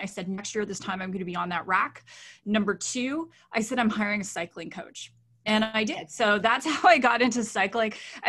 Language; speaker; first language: English; native; English